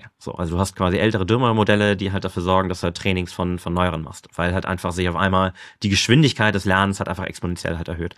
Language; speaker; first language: German; native; German